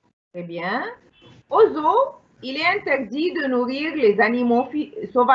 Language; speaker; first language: French; non-native, fluent; Arabic